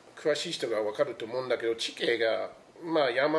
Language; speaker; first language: Japanese; non-native, fluent; English